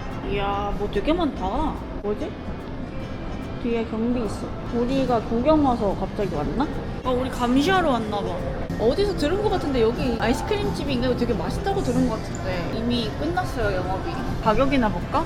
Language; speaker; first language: Korean; early bilingual, heritage; Korean